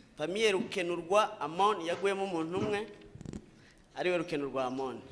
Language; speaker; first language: Kinyarwanda; native; Kinyarwanda